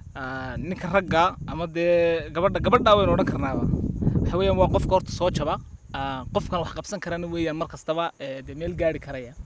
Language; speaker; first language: Somali; native; Somali